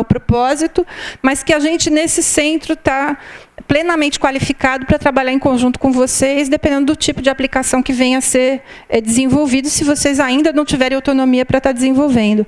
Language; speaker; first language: Portuguese; native; Portuguese